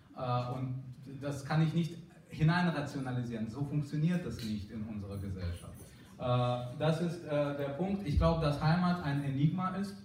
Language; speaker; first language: German; early bilingual, other home language; Russian